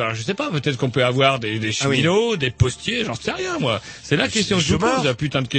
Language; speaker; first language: French; native; French